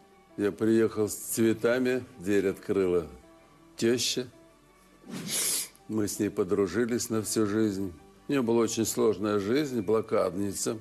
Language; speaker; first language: Russian; native; Russian